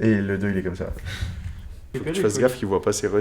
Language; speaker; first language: French; native; French